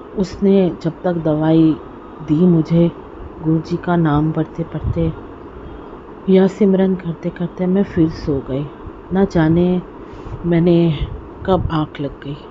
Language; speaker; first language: Hindi; non-native, local second language; Punjabi